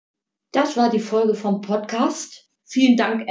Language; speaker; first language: German; native; German